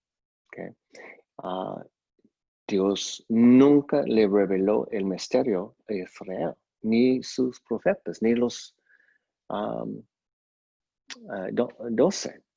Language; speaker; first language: Spanish; non-native, fluent; English